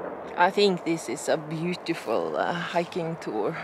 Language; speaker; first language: English; non-native, learner; Norwegian